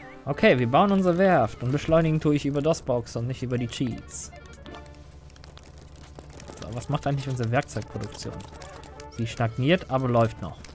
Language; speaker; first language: German; native; German